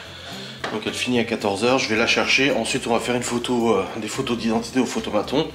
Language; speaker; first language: French; native; French